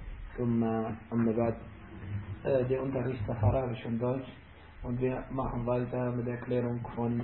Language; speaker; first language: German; non-native, fluent; Arabic